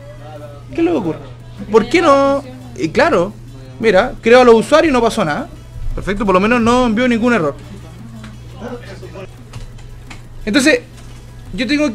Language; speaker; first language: Spanish; native; Spanish